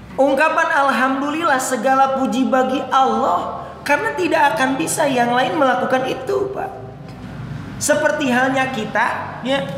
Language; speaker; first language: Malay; non-native, local second language; Sundanese